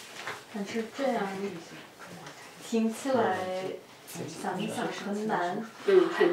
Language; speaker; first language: Chinese; non-native, fluent; Russian